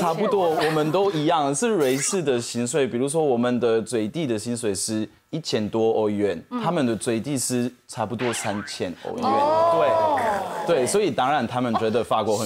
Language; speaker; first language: Chinese; non-native, fluent; French